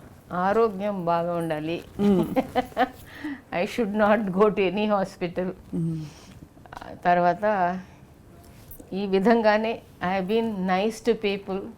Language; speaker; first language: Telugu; non-native, local second language; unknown